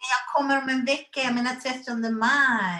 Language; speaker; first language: Swedish; non-native, learner; Hebrew